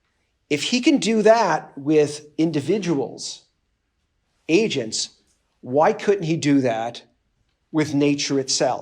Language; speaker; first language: English; native; English